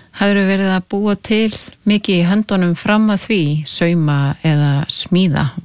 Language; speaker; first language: Icelandic; native; Icelandic